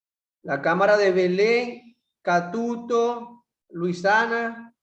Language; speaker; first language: Spanish; native; Spanish